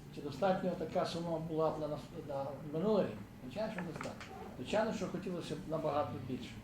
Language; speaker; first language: Ukrainian; native; Ukrainian